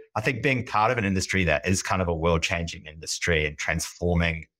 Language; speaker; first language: English; native; English